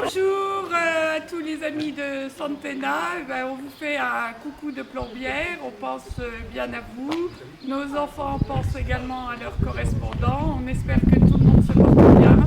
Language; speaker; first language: French; native; French